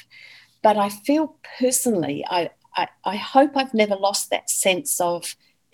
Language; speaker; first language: English; native; English